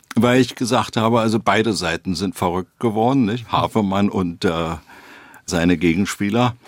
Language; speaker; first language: German; native; German